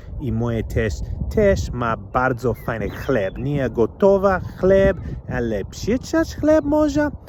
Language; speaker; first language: Polish; non-native, learner; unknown